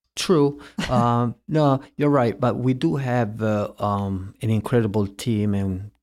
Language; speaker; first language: English; early bilingual, heritage; Italian